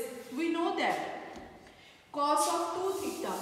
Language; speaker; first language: English; non-native, local second language; Hindi